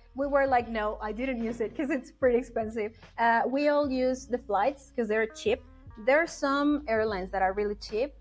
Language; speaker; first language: English; non-native, fluent; Spanish